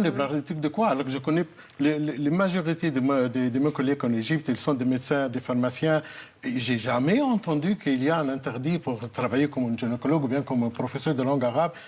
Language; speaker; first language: French; non-native, fluent; Arabic